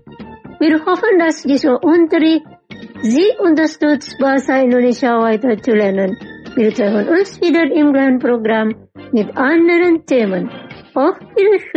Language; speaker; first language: German; non-native, fluent; Indonesian